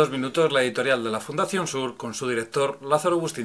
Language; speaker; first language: Spanish; native; Spanish